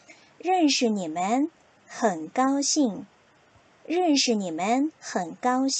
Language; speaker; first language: Chinese; non-native, fluent; Korean